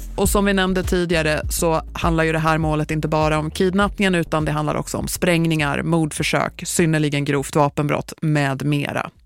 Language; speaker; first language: Swedish; native; Swedish